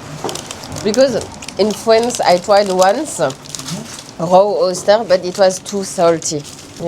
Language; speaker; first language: English; non-native, learner; French